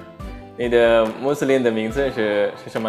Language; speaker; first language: Chinese; non-native, fluent; Indonesian